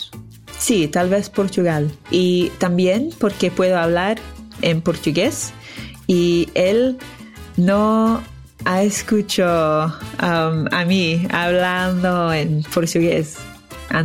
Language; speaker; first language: Spanish; non-native, learner; English